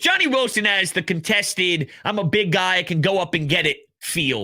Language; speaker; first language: English; native; English